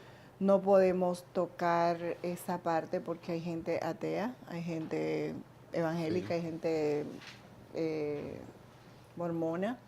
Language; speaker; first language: Spanish; native; Spanish